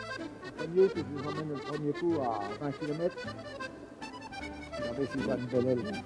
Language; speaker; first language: French; native; French